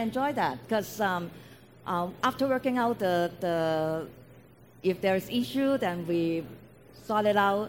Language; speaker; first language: English; non-native, local second language; Cantonese